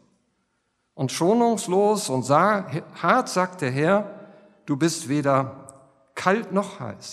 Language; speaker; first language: German; native; German